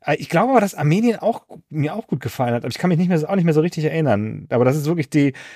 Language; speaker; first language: German; native; German